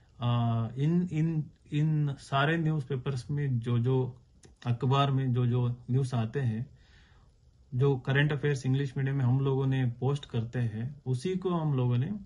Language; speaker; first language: Hindi; non-native, local second language; Kannada